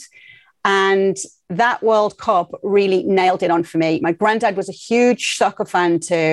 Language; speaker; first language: English; native; English